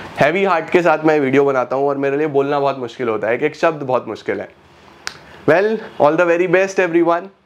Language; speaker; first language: Hindi; native; Hindi